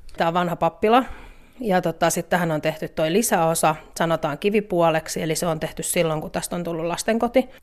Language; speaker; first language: Finnish; native; Finnish